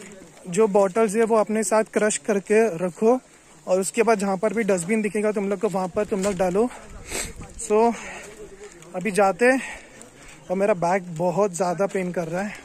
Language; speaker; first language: Hindi; native; Hindi